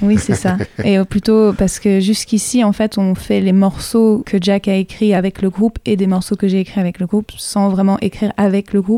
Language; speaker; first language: French; native; French